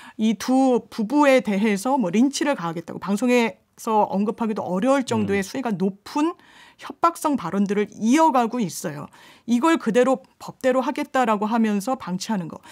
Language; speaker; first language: Korean; native; Korean